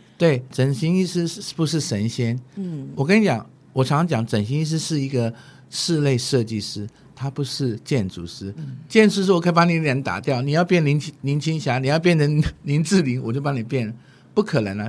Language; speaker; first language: Chinese; native; Chinese